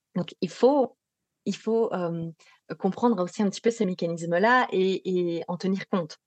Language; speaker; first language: French; native; French